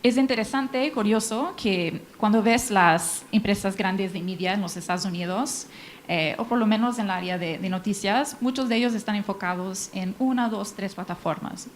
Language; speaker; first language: Spanish; non-native, fluent; English